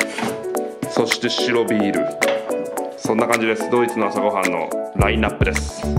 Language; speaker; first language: Japanese; native; Japanese